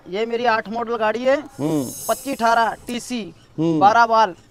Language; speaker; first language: Hindi; native; Hindi